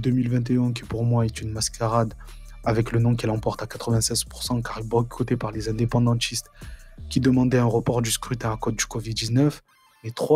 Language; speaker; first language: French; native; French